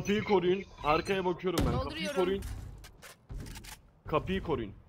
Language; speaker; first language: Turkish; native; Turkish